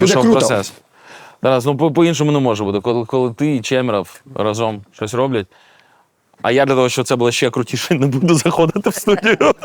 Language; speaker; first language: Ukrainian; native; Ukrainian